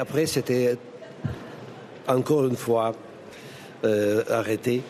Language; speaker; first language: French; non-native, fluent; Russian